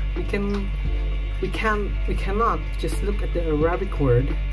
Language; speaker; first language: English; non-native, fluent; Indonesian